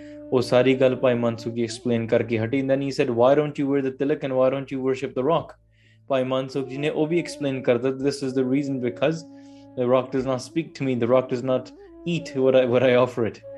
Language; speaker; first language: English; early bilingual, other home language; Punjabi